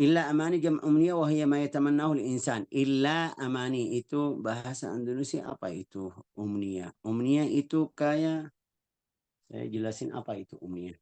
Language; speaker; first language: Indonesian; non-native, fluent; Arabic